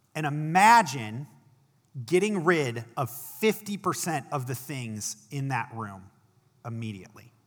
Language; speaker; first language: English; native; English